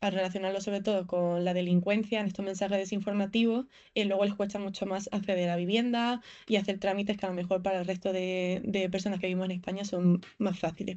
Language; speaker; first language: Spanish; native; Spanish